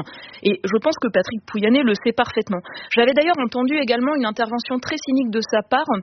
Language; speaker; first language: French; native; French